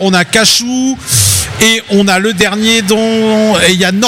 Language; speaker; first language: French; native; French